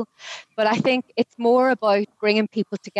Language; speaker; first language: English; native; English